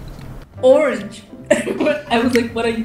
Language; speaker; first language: English; non-native, learner; Russian